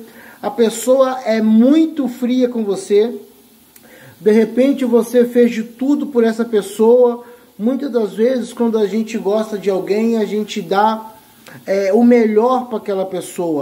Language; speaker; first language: Portuguese; native; Portuguese